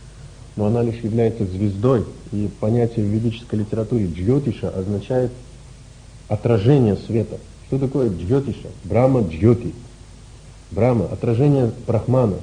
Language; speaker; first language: Russian; native; Russian